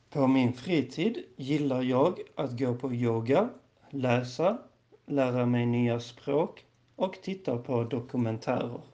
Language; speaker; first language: Swedish; non-native, learner; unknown